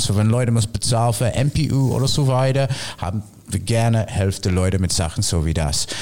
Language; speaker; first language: German; non-native, fluent; English